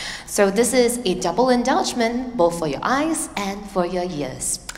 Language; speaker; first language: English; non-native, local second language; Chinese